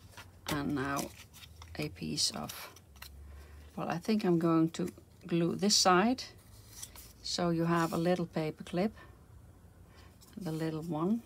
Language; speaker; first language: English; non-native, fluent; Dutch